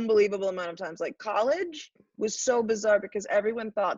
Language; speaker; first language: English; native; English